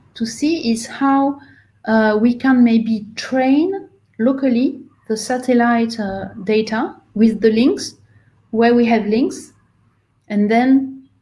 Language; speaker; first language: English; non-native, fluent; French